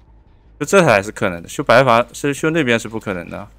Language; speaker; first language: Chinese; native; Chinese